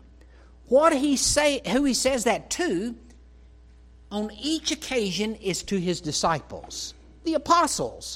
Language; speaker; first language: English; native; English